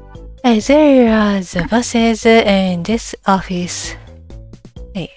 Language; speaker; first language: English; non-native, learner; Japanese